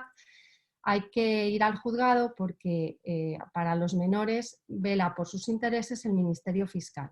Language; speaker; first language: Spanish; native; Spanish